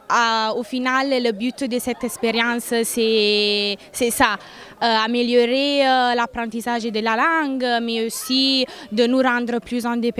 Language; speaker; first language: French; non-native, learner; Italian